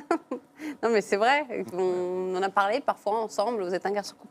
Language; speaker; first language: French; native; French